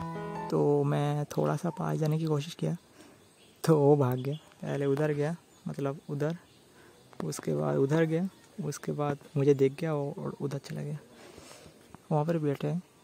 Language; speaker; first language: Hindi; non-native, local second language; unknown